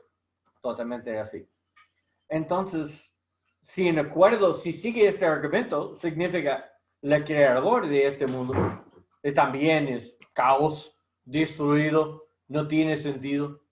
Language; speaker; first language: Spanish; non-native, learner; English